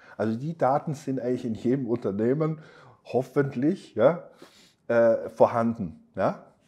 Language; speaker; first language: German; native; German